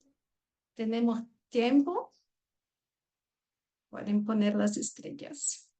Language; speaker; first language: Spanish; non-native, fluent; Portuguese